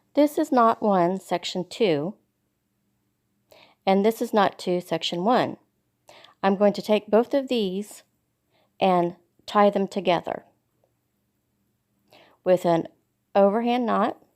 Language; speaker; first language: English; native; English